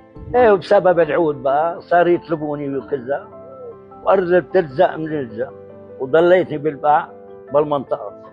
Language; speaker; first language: Arabic; native; Arabic